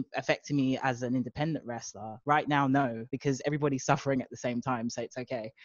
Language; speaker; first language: English; native; English